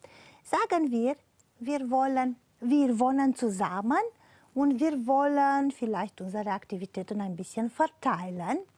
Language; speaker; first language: German; non-native, fluent; Romanian